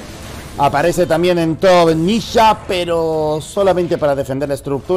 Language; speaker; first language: Spanish; native; Spanish